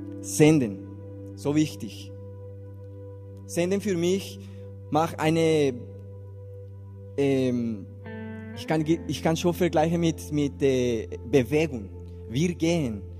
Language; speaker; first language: German; non-native, learner; Spanish